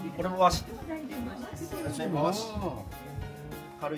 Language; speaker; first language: Japanese; non-native, fluent; French